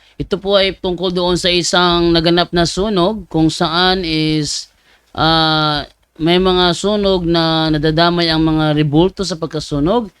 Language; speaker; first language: Filipino; native; Filipino